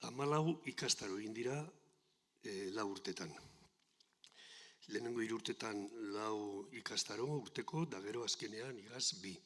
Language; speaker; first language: Basque; native; Basque